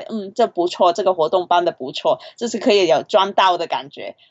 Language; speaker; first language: Chinese; non-native, fluent; Cantonese